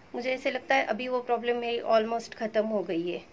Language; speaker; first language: Hindi; non-native, local second language; Marathi